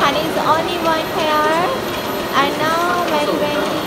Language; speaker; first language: English; non-native, learner; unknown